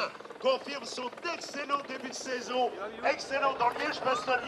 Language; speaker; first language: French; native; French